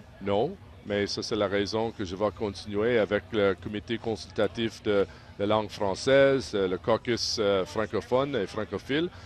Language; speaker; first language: French; non-native, local second language; English